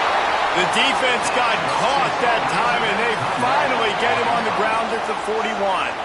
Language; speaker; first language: English; native; English